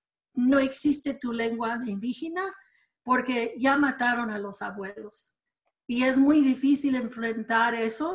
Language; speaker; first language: Spanish; early bilingual, other home language; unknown